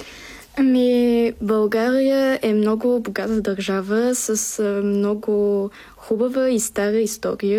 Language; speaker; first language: Bulgarian; early bilingual, heritage; Bulgarian